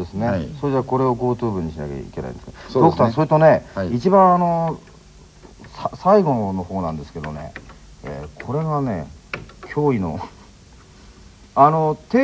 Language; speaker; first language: Japanese; native; Japanese